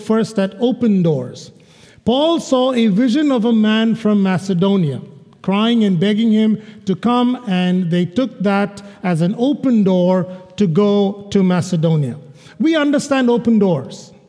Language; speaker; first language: English; non-native, local second language; Malayalam